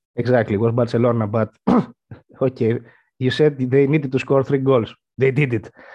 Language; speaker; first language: English; non-native, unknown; Greek